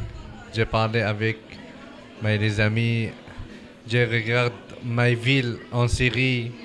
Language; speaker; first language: French; non-native, learner; Arabic